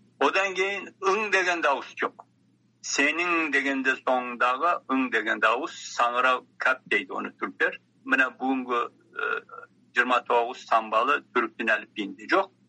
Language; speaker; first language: Kazakh; early bilingual, heritage; Kazakh